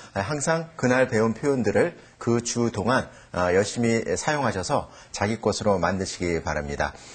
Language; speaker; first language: Korean; native; Korean